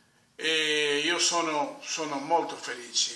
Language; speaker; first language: Italian; non-native, fluent; Spanish